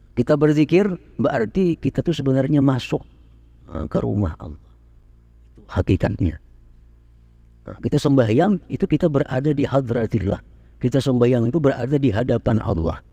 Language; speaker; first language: Indonesian; non-native, local second language; Banjar